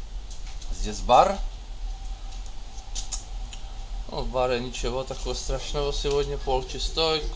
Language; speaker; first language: Russian; early bilingual, heritage; Russian